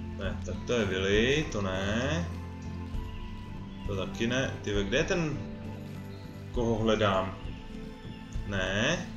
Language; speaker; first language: Czech; native; Czech